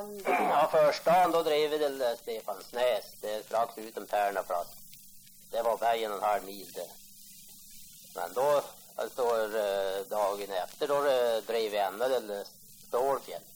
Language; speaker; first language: Swedish; native; Swedish